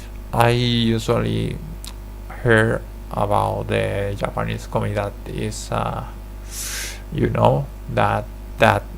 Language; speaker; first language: English; non-native, learner; Spanish